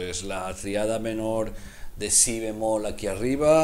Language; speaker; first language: Spanish; native; Spanish